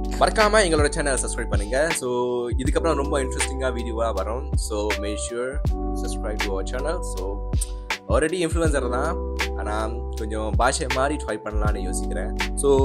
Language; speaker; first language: Tamil; early bilingual, heritage; Tamil